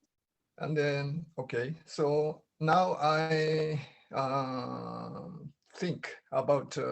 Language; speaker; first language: English; non-native, learner; Japanese